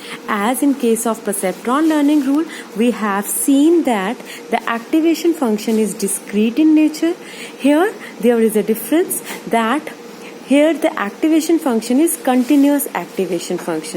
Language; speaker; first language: English; non-native, local second language; Hindi